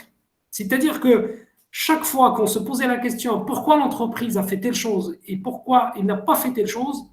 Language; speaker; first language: French; non-native, local second language; Arabic